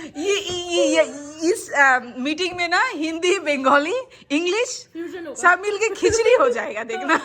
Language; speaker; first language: Hindi; non-native, learner; Bangla